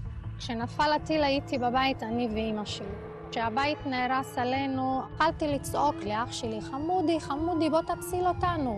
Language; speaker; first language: Hebrew; non-native, local second language; Arabic